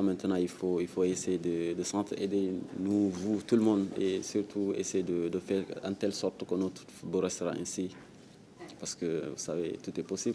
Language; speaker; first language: French; non-native, local second language; Wolof